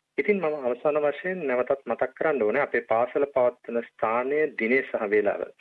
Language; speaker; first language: Sinhala; native; Sinhala